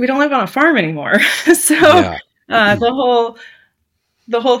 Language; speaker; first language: English; native; English